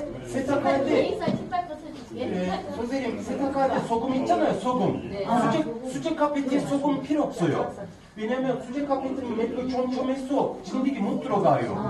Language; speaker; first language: Korean; non-native, learner; Turkish